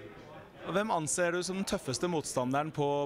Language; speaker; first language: Norwegian; native; Norwegian